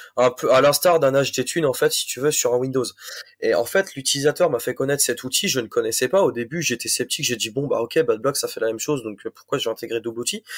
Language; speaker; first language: French; native; French